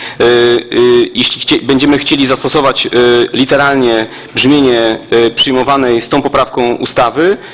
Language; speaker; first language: Polish; native; Polish